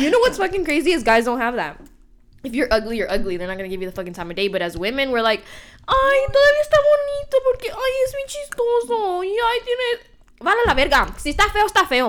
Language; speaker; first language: English; early bilingual, other home language; Spanish